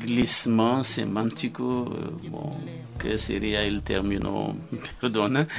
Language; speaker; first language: Spanish; non-native, fluent; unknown